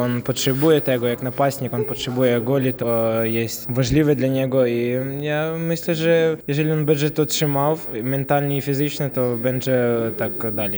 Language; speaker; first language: Polish; non-native, learner; Ukrainian